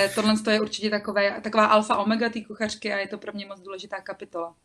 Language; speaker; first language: Czech; native; Czech